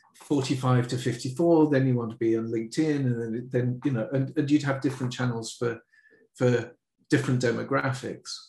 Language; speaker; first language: English; native; English